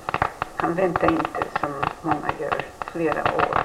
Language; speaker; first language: Swedish; early bilingual, heritage; Swedish